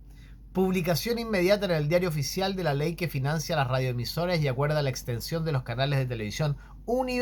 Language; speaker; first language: Spanish; native; Spanish